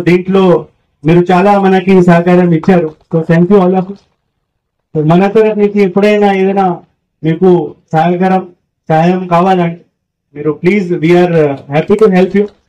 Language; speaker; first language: Telugu; non-native, fluent; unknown